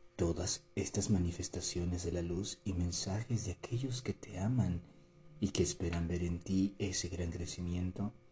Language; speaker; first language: Spanish; native; Spanish